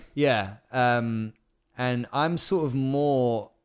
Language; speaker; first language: English; native; English